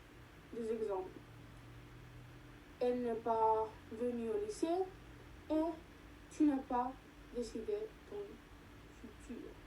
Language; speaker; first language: French; non-native, learner; Spanish